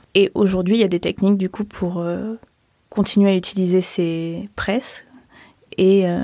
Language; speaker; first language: French; native; French